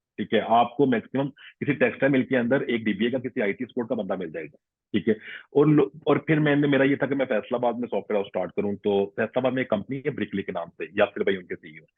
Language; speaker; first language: Urdu; non-native, local second language; Punjabi